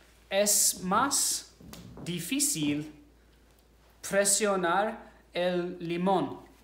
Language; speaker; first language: Spanish; non-native, fluent; English